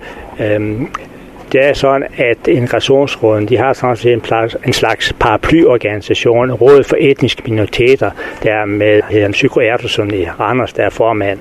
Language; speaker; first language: Danish; native; Danish